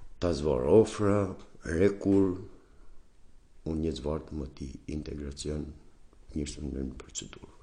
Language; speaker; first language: German; non-native, learner; Albanian